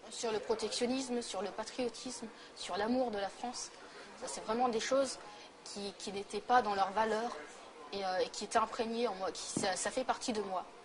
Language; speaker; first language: French; native; French